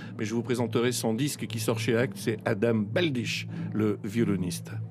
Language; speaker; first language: French; native; French